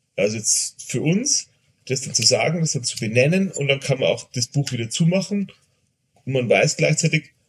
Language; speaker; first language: German; non-native, fluent; Spanish